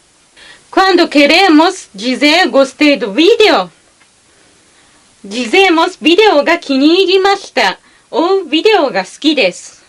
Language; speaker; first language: Portuguese; non-native, fluent; Japanese